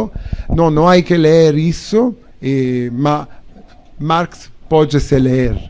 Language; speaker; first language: Portuguese; non-native, learner; Italian